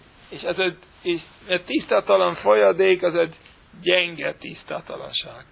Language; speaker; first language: Hungarian; non-native, fluent; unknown